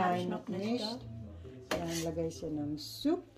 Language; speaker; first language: German; non-native, learner; Filipino